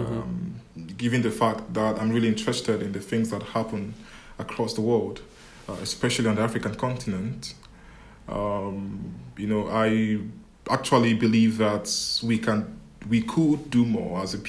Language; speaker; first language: English; non-native, local second language; Igbo